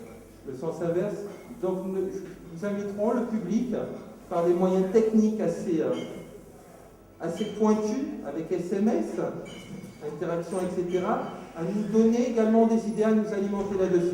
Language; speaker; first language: French; native; French